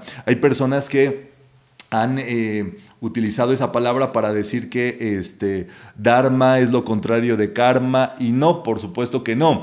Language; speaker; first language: Spanish; native; Spanish